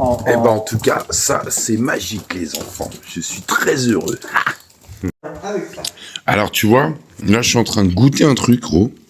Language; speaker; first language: French; native; French